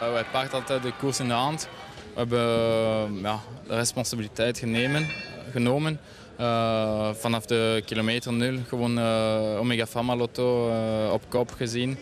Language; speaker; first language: Dutch; non-native, local second language; French